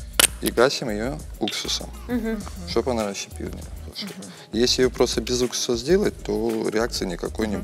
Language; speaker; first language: Russian; native; Russian